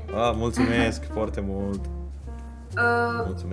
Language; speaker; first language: Romanian; non-native, learner; Indonesian